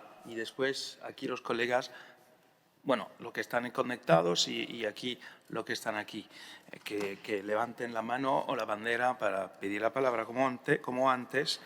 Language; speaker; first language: Spanish; non-native, fluent; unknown